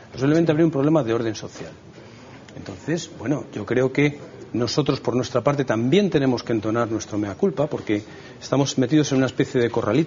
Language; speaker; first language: Spanish; native; Spanish